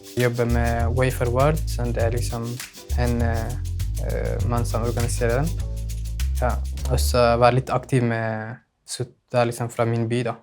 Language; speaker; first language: Norwegian; non-native, learner; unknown